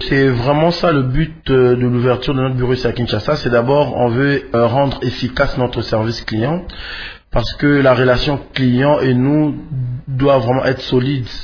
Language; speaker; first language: French; non-native, local second language; Lingala